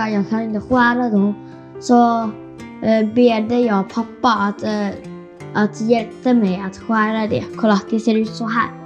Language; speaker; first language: Swedish; non-native, fluent; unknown